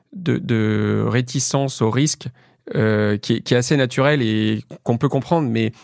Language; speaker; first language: French; native; French